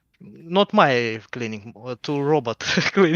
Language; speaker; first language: English; non-native, learner; Russian